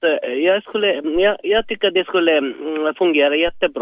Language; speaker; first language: Swedish; non-native, fluent; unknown